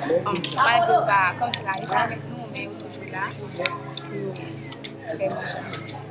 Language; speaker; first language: French; non-native, local second language; Haitian Creole